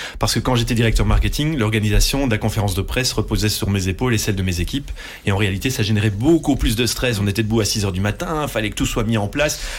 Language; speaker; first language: French; non-native, local second language; Dutch